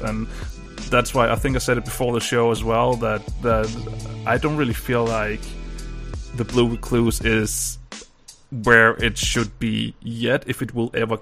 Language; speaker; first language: English; non-native, fluent; Danish